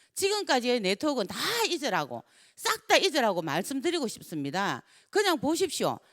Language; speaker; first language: Korean; native; Korean